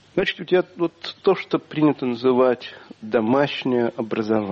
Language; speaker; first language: Russian; native; Russian